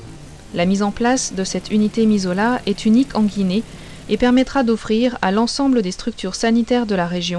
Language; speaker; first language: French; native; French